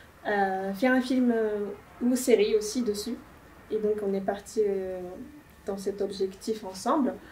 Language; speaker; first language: French; non-native, fluent; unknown